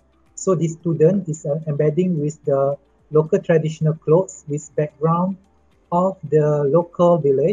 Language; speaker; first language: English; non-native, local second language; Malay